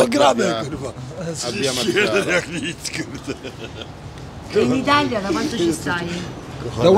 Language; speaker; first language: Italian; native; Italian